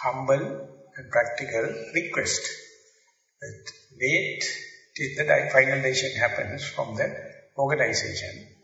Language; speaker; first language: English; non-native, local second language; Sinhala